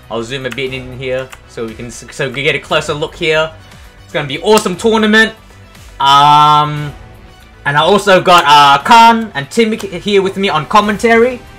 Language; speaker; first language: English; native; English